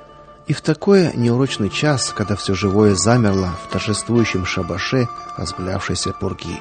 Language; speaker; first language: Russian; native; Russian